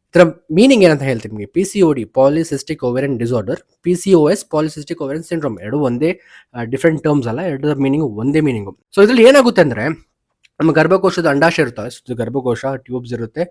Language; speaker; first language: Kannada; native; Kannada